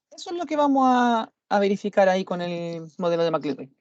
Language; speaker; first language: Spanish; native; Spanish